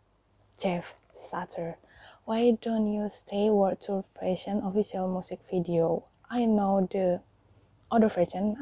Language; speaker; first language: English; non-native, learner; Indonesian